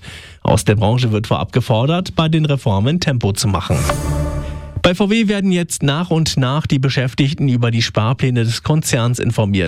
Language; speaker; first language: German; native; German